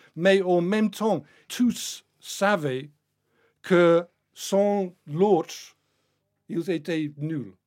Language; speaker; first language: French; non-native, fluent; English